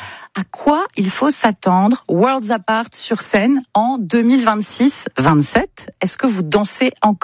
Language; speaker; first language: French; native; French